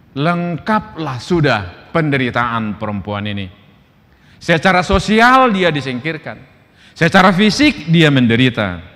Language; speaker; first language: Indonesian; non-native, local second language; Batak Toba